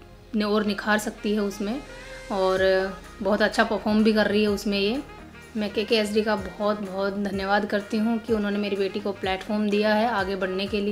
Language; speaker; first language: Hindi; native; Hindi